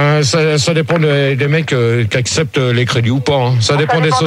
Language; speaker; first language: French; native; French